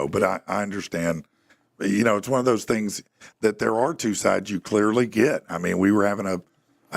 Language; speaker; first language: English; native; English